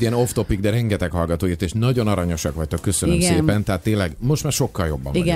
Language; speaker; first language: Hungarian; native; Hungarian